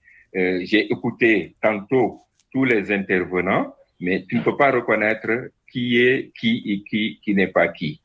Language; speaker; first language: French; non-native, local second language; Wolof